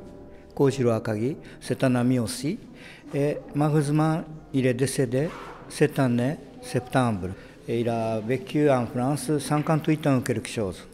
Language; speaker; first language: French; non-native, fluent; Japanese